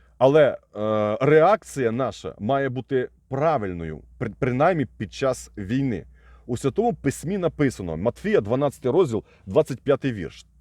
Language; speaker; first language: Ukrainian; non-native, local second language; Russian